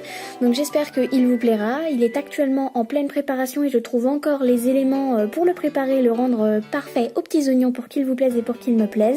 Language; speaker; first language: French; native; French